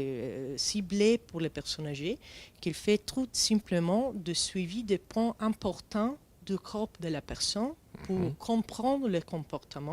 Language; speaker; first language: French; non-native, fluent; Italian